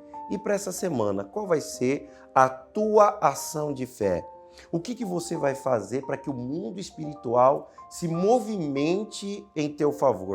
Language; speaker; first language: Portuguese; native; Portuguese